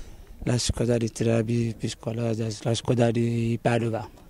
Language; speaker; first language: Italian; non-native, learner; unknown